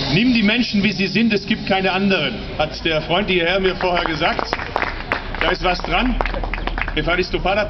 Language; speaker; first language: German; early bilingual, other home language; Turkish